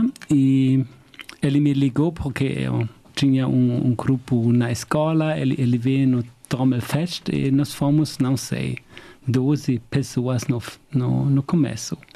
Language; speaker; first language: Portuguese; non-native, fluent; German